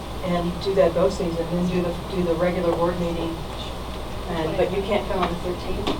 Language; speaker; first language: English; native; English